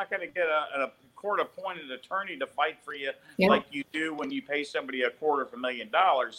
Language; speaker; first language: English; native; English